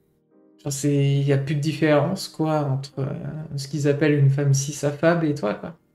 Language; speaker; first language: French; native; French